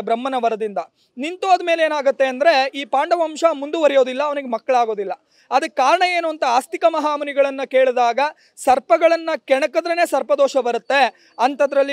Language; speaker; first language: Kannada; native; Kannada